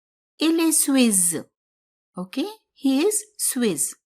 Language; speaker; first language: French; non-native, fluent; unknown